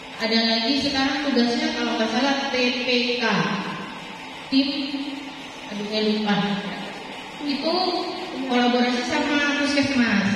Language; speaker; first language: Indonesian; native; Indonesian